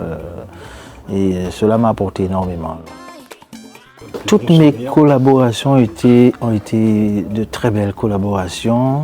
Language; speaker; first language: French; native; French